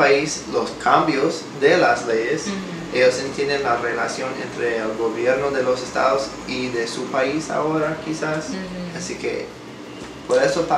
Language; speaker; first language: Spanish; non-native, fluent; English